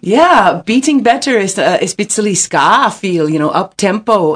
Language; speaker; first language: German; non-native, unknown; English